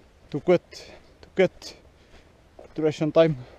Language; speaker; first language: English; non-native, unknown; Portuguese